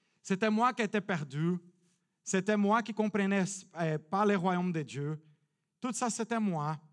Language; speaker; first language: French; non-native, fluent; Portuguese